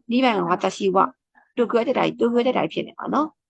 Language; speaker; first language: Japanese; non-native, fluent; Burmese